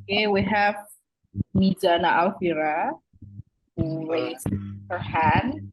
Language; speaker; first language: English; non-native, fluent; Indonesian